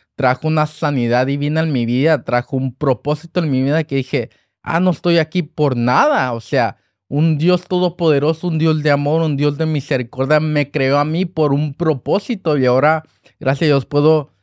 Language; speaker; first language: Spanish; early bilingual, heritage; Spanish